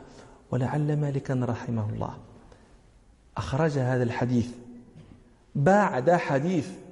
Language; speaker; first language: Arabic; native; Arabic